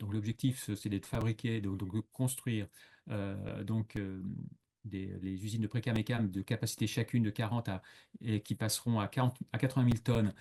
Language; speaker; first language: French; native; French